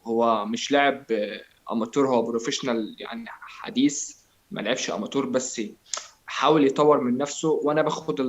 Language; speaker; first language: Arabic; native; Arabic